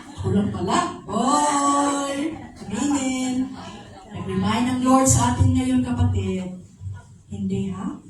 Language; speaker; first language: Filipino; non-native, local second language; Cebuano